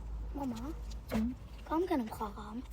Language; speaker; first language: Armenian; early bilingual, heritage; Armenian